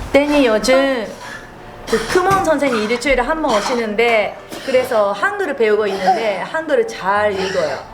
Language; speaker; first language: Korean; non-native, fluent; Japanese